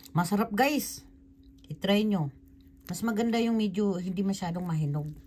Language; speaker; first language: Filipino; non-native, local second language; Cebuano